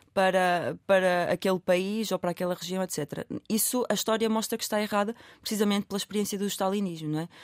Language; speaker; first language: Portuguese; native; Portuguese